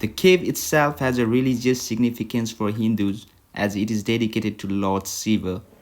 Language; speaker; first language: English; non-native, local second language; Nepali